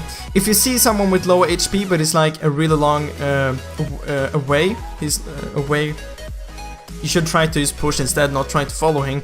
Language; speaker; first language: English; non-native, fluent; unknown